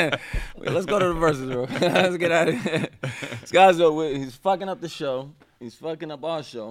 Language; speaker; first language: English; early bilingual, other home language; Spanish